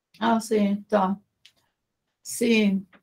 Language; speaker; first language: Portuguese; non-native, fluent; German